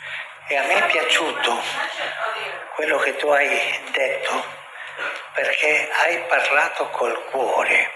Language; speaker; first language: Italian; non-native, fluent; Spanish